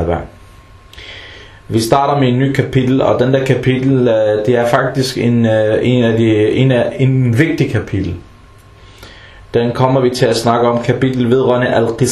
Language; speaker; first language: Danish; non-native, fluent; Arabic